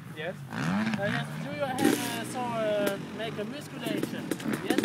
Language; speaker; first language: English; non-native, learner; French